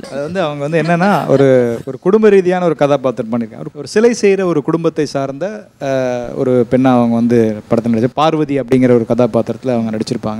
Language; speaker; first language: Tamil; native; Tamil